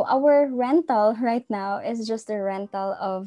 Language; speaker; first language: English; non-native, local second language; Cebuano